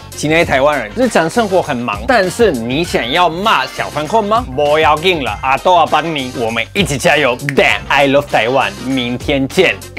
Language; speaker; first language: Chinese; non-native, fluent; English